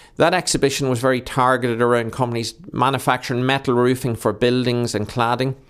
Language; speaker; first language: English; native; English